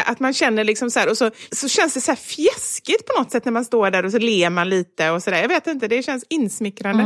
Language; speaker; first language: Swedish; native; Swedish